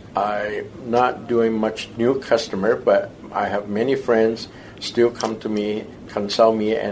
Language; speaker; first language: English; non-native, local second language; Cantonese